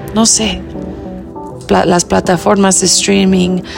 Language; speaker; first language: Spanish; early bilingual, heritage; Spanish